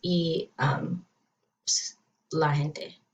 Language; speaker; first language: Spanish; non-native, learner; English